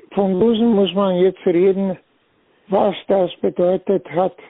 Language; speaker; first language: German; non-native, fluent; Slovenian